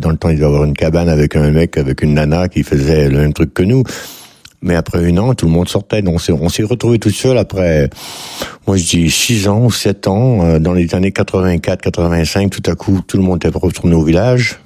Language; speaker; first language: French; native; French